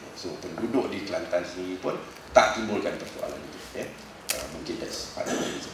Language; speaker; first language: Malay; native; Malay